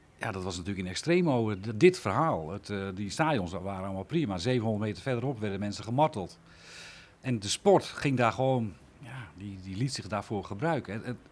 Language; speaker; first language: Dutch; native; Dutch